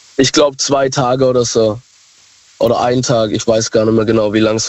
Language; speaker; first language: German; native; German